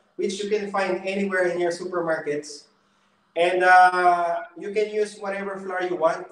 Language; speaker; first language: English; non-native, local second language; Filipino